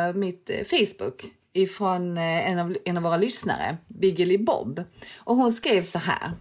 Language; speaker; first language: Swedish; early bilingual, other home language; Korean